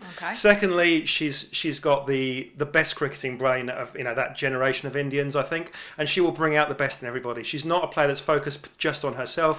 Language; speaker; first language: English; native; English